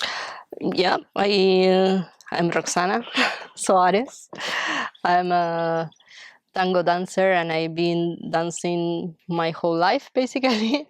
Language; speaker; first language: English; non-native, fluent; Spanish